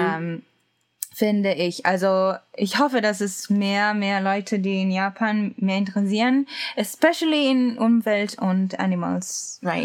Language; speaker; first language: German; non-native, learner; Japanese